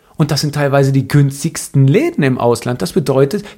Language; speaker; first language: German; native; German